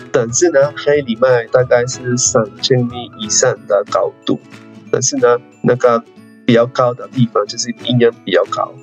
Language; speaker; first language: Chinese; non-native, fluent; Spanish